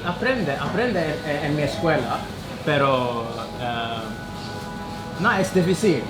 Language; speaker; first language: Spanish; non-native, learner; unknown